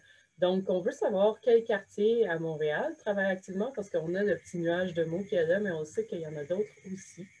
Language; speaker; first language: French; native; French